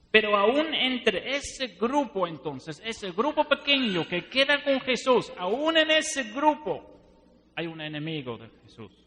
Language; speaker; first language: Spanish; non-native, fluent; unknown